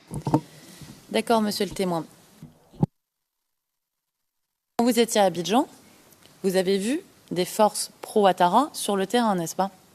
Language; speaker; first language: French; native; French